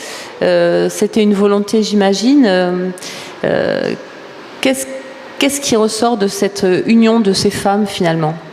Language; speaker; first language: French; native; French